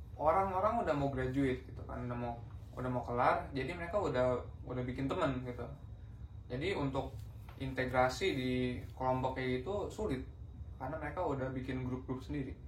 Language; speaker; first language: Indonesian; native; Indonesian